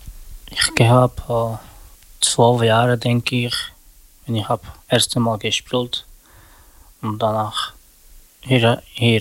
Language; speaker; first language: German; non-native, learner; Romany